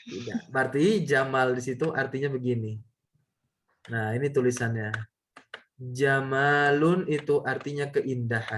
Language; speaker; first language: Indonesian; native; Indonesian